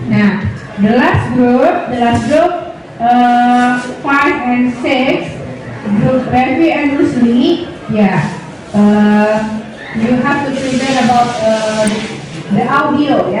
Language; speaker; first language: English; non-native, learner; Indonesian